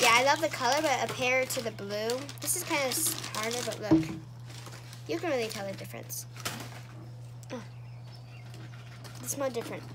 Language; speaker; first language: English; native; English